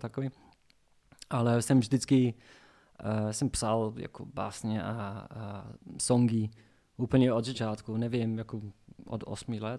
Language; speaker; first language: Czech; non-native, learner; English